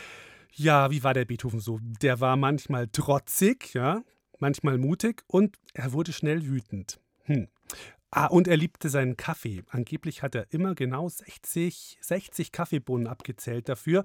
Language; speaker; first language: German; native; German